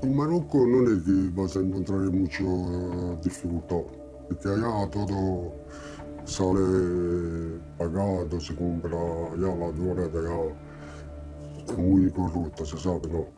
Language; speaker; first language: Spanish; non-native, learner; Italian